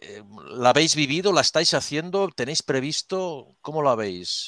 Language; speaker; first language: Spanish; native; Spanish